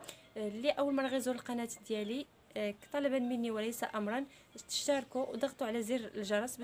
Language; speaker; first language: Arabic; native; Arabic